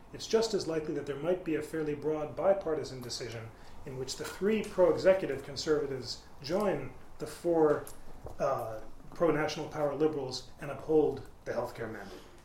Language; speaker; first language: English; native; English